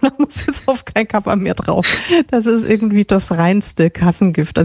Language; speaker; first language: German; native; German